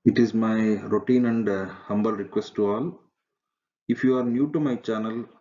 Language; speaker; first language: English; non-native, local second language; Kannada